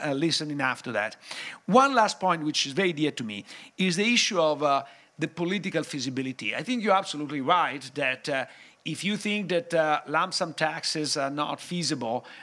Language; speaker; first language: English; non-native, fluent; Italian